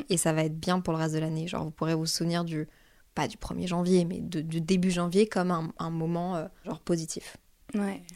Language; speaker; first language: French; native; French